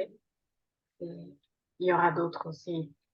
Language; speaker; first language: French; non-native, fluent; Spanish